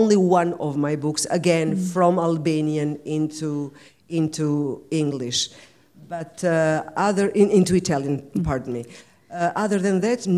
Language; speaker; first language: English; non-native, fluent; Albanian